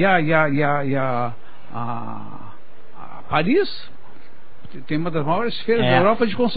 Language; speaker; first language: Portuguese; native; Portuguese